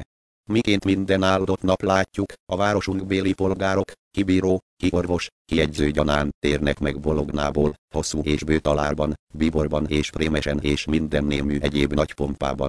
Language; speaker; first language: Hungarian; native; Hungarian